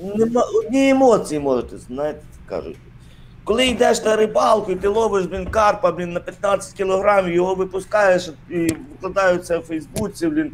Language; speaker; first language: Ukrainian; native; Ukrainian